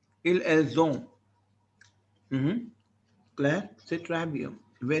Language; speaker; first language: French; non-native, fluent; Hindi